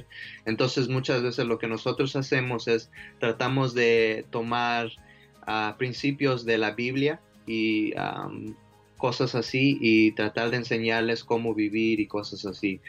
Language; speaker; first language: Spanish; early bilingual, heritage; Spanish